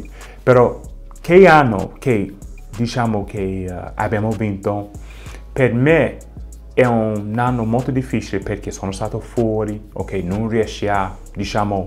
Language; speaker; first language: Italian; non-native, fluent; English